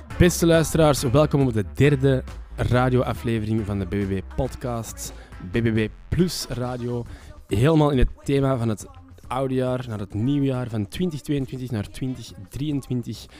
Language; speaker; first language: Dutch; native; Dutch